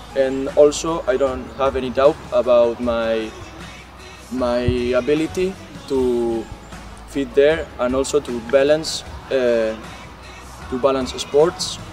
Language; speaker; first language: English; non-native, learner; Spanish